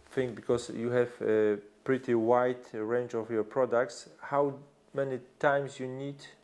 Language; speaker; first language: English; non-native, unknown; Polish